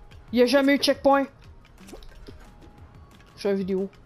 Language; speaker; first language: French; native; French